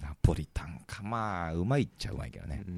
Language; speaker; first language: Japanese; native; Japanese